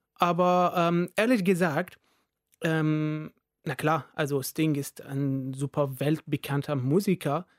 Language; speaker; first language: German; non-native, fluent; Arabic